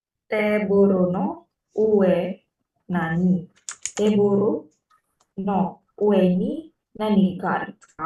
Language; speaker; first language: Japanese; non-native, learner; Indonesian